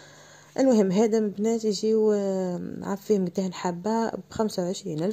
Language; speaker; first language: Arabic; native; Arabic